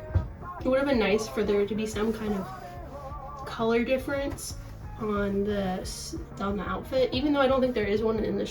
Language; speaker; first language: English; native; English